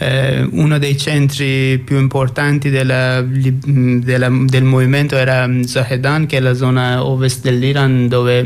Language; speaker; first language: Italian; non-native, fluent; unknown